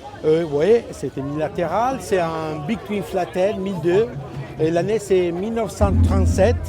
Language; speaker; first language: French; non-native, learner; Italian